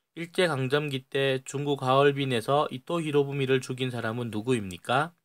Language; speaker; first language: Korean; native; Korean